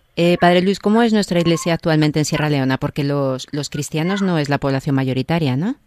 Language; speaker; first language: Spanish; native; Spanish